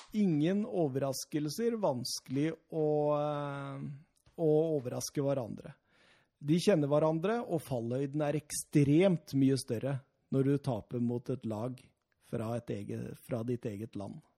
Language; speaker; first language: Norwegian; native; Norwegian